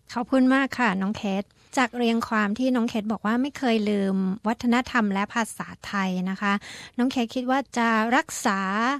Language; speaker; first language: Thai; native; Thai